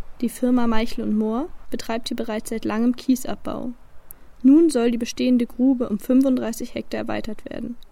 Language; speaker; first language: German; native; German